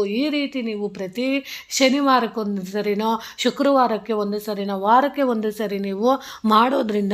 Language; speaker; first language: Kannada; native; Kannada